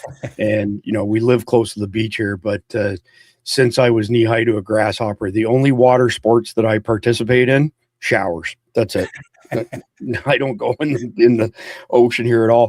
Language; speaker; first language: English; native; English